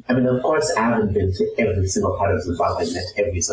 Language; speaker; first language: English; non-native, local second language; Shona